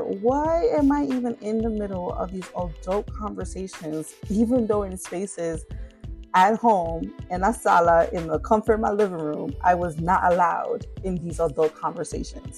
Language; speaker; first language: English; early bilingual, other home language; Spanish